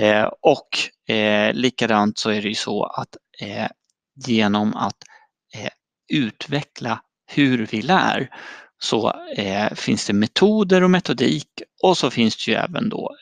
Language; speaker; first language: Swedish; native; Swedish